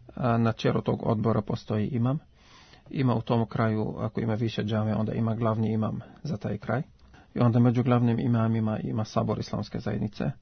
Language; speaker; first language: Serbian; non-native, fluent; Arabic